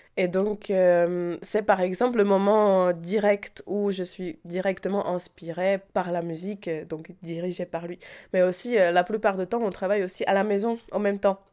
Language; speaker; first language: French; non-native, fluent; Czech